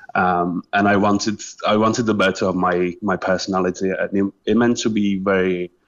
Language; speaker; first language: English; non-native, fluent; Czech